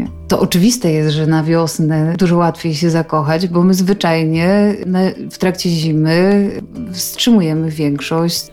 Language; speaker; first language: Polish; native; Polish